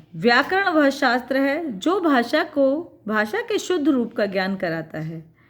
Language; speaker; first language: Hindi; native; Hindi